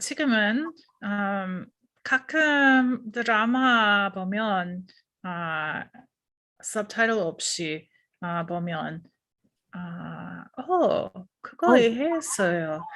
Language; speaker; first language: Korean; non-native, learner; English